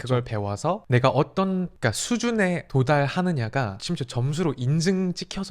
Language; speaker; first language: Korean; native; Korean